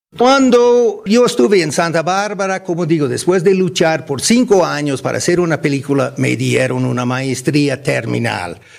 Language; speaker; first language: Spanish; non-native, fluent; English